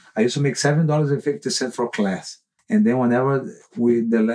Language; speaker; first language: English; non-native, learner; Portuguese